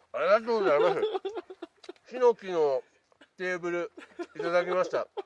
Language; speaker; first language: Japanese; native; Japanese